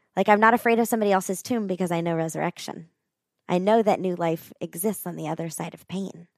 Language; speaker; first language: English; native; English